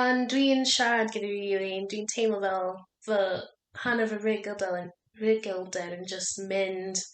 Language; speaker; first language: Welsh; non-native, learner; English